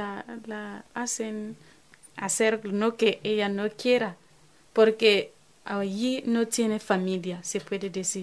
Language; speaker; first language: Spanish; non-native, fluent; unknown